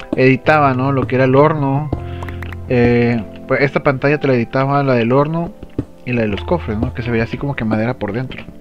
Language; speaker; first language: Spanish; native; Spanish